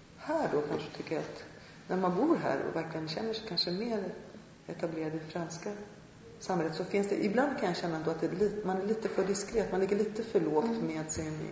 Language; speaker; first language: Swedish; native; Swedish